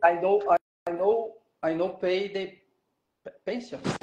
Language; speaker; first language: English; non-native, learner; Portuguese